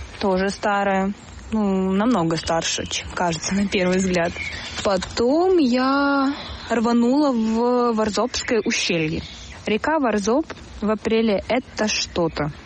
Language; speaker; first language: Russian; native; Russian